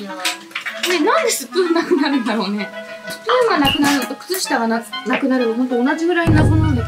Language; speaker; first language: Japanese; native; Japanese